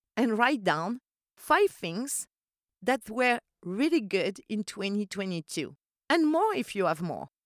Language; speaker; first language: English; non-native, fluent; French